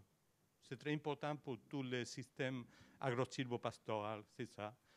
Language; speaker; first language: French; non-native, learner; Spanish